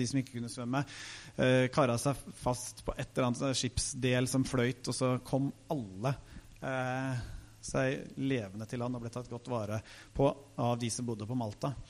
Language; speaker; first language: Norwegian; native; Norwegian